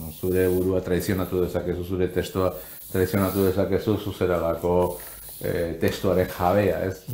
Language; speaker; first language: Basque; non-native, local second language; Spanish